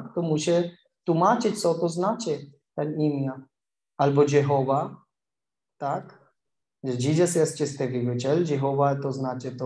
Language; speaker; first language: Polish; non-native, learner; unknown